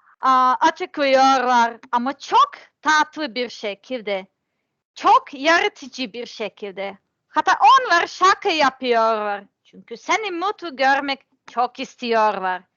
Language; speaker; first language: Turkish; non-native, learner; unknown